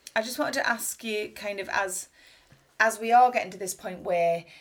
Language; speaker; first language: English; native; English